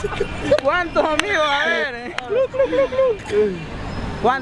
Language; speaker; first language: Spanish; native; Spanish